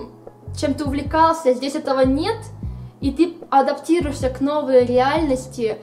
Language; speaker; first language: Russian; native; Russian